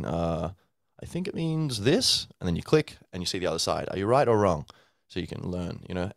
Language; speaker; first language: English; native; English